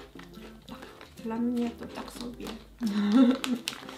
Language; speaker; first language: Polish; non-native, learner; Korean